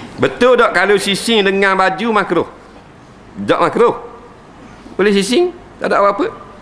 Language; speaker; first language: Malay; native; Malay